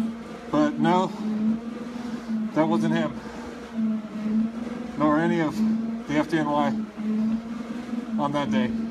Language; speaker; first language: English; native; English